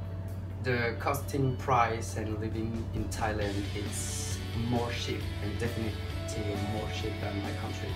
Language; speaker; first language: English; non-native, fluent; French